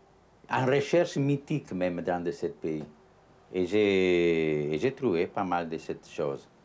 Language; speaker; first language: French; non-native, learner; Italian